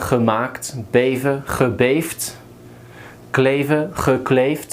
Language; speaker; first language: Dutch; non-native, fluent; English